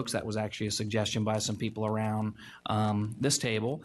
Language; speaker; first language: English; native; English